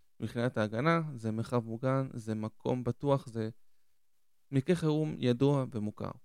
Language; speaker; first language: Hebrew; early bilingual, other home language; Spanish